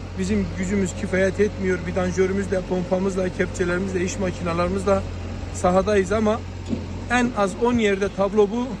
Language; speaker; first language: Turkish; native; Turkish